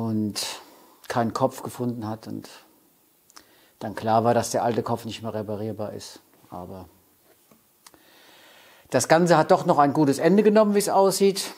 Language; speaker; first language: German; native; German